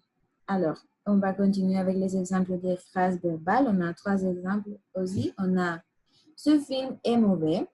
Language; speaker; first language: French; non-native, learner; Spanish